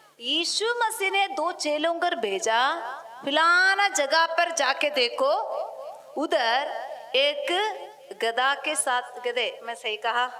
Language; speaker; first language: Hindi; non-native, local second language; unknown